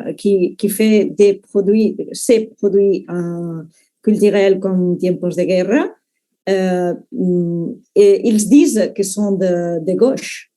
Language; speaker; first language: French; non-native, fluent; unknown